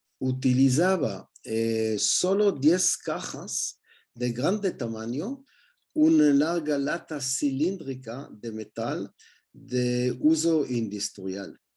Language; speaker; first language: Spanish; non-native, learner; Hebrew